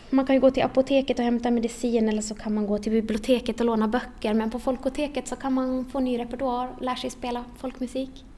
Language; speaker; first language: Swedish; native; Swedish